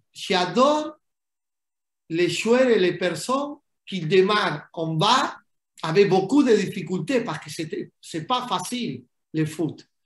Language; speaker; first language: French; non-native, fluent; Spanish